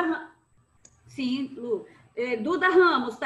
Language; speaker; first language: Portuguese; native; Portuguese